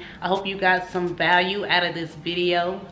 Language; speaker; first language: English; native; English